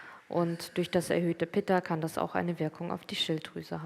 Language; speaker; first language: German; native; German